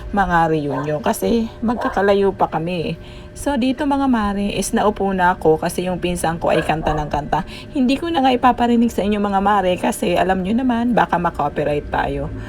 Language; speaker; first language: Filipino; non-native, local second language; Bikol